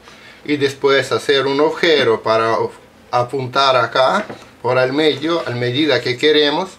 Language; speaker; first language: Spanish; non-native, learner; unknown